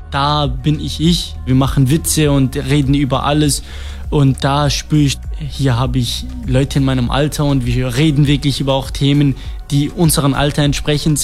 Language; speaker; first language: German; non-native, fluent; Kurdish